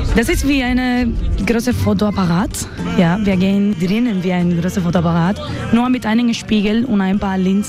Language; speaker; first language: German; non-native, fluent; Spanish